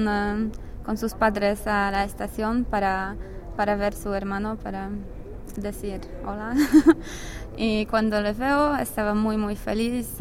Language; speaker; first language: Spanish; non-native, learner; English